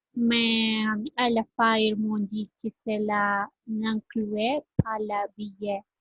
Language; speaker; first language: French; non-native, learner; Spanish